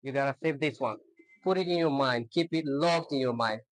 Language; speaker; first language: English; non-native, local second language; Amharic